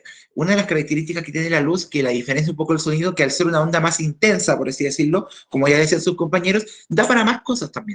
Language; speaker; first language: Spanish; native; Spanish